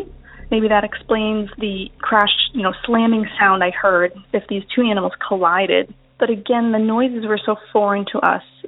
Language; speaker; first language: English; native; English